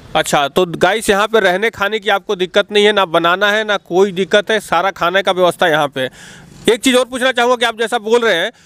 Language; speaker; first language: Hindi; native; Hindi